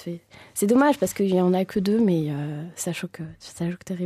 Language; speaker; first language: French; native; French